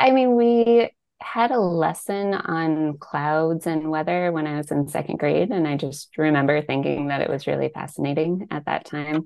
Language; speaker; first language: English; native; English